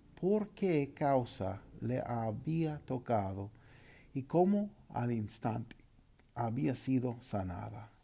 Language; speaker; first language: Spanish; non-native, fluent; English